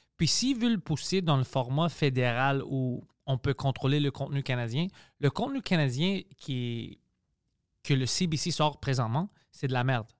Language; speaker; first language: French; early bilingual, other home language; Greek